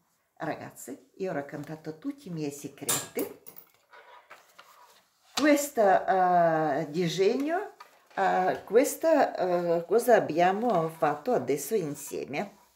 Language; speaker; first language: Italian; non-native, learner; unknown